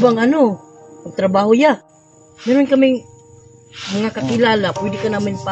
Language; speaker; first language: Filipino; non-native, local second language; Cebuano